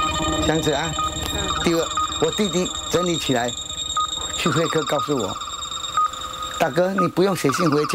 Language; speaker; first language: Chinese; non-native, local second language; Min Nan Chinese